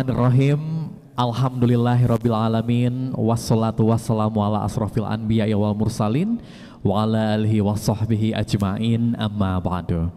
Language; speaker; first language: Indonesian; native; Indonesian